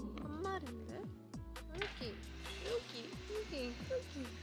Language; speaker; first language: Korean; non-native, fluent; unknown